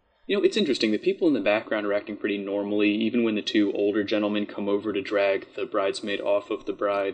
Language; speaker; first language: English; native; English